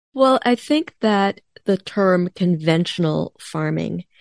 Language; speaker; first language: English; native; English